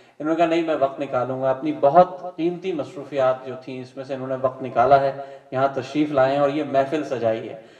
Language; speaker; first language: Urdu; native; Urdu